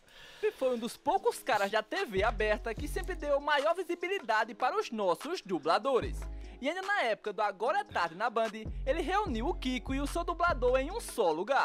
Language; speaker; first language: Portuguese; native; Portuguese